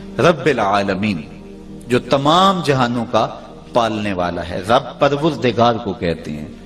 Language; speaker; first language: Urdu; non-native, local second language; Punjabi